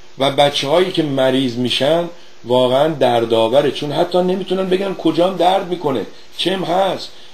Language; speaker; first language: Persian; native; Persian